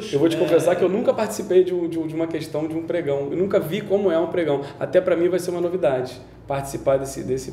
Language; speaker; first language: Portuguese; native; Portuguese